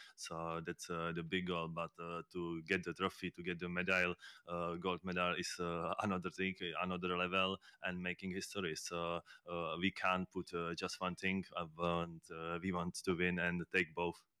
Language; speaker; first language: English; non-native, fluent; Czech